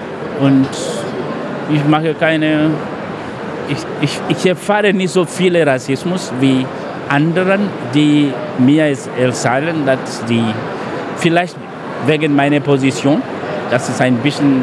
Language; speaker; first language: German; non-native, fluent; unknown